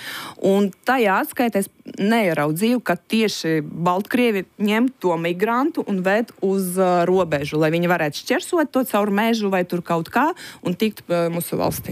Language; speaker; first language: Latvian; non-native, local second language; Russian